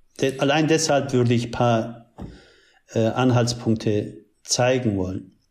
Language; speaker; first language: German; early bilingual, other home language; Turkish